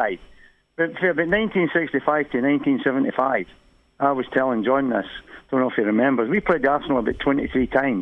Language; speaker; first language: English; native; English